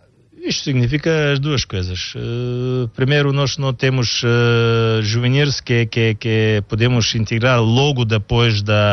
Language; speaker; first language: Portuguese; non-native, fluent; Bulgarian